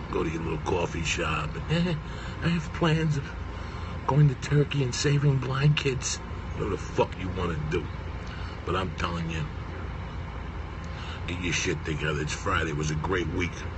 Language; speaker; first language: English; early bilingual, other home language; Spanish